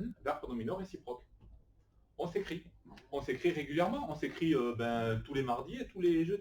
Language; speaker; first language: French; native; French